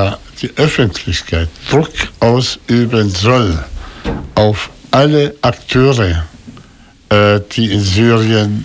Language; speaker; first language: German; non-native, fluent; Arabic